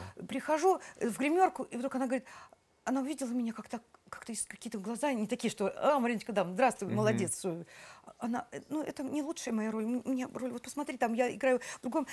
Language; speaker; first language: Russian; native; Russian